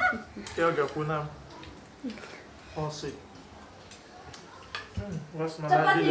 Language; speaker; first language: Hindi; non-native, local second language; Mizo